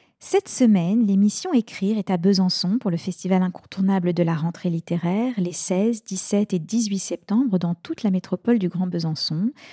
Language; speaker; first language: French; native; French